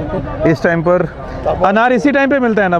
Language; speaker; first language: Hindi; native; Hindi